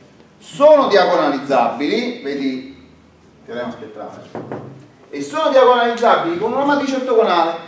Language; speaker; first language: Italian; native; Italian